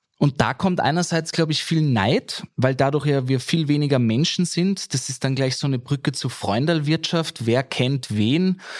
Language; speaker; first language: German; native; German